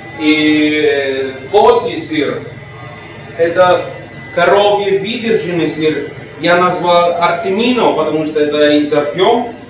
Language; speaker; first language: Russian; non-native, learner; Italian